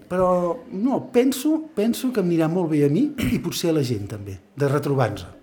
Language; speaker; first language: Catalan; native; Catalan